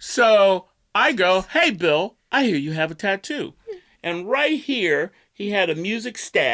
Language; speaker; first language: English; native; English